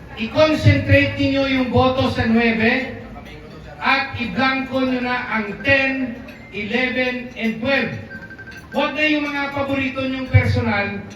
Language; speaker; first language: Filipino; non-native, local second language; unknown